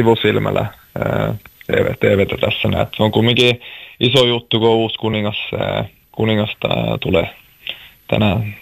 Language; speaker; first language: Finnish; native; Finnish